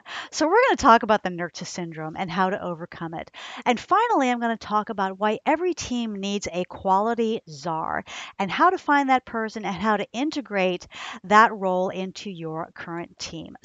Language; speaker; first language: English; native; English